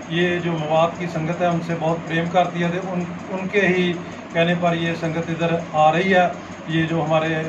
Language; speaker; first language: Hindi; non-native, local second language; Punjabi